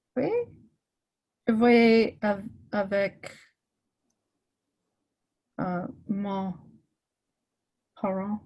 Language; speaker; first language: French; non-native, learner; English